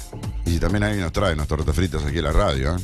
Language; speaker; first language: Spanish; native; Spanish